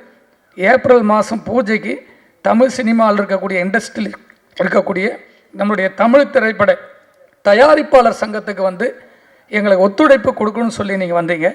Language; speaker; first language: Tamil; native; Tamil